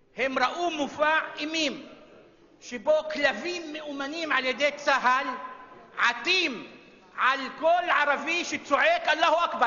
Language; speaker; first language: Hebrew; non-native, local second language; Arabic